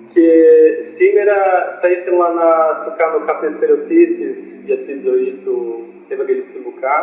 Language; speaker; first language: Greek; non-native, fluent; Portuguese